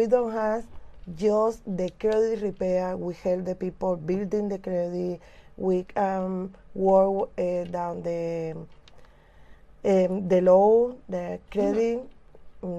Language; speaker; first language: English; non-native, learner; Spanish